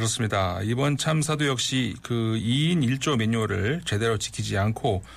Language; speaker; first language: Korean; native; Korean